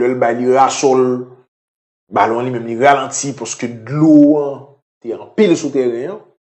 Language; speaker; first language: French; non-native, local second language; Haitian Creole